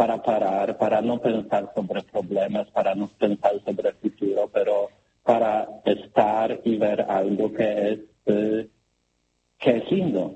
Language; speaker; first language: Spanish; non-native, learner; Polish